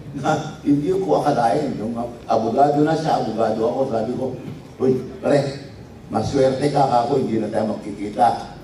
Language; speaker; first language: Filipino; non-native, local second language; Iloko